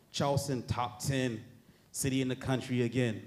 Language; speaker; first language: English; native; English